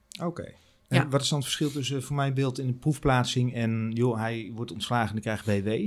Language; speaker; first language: Dutch; native; Dutch